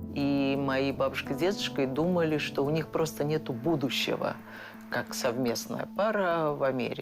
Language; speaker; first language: Russian; native; Russian